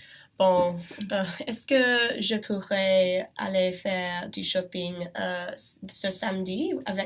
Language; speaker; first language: French; non-native, learner; English